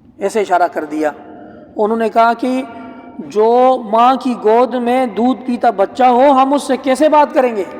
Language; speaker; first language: Urdu; non-native, local second language; Punjabi